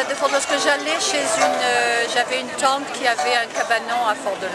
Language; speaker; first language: French; native; French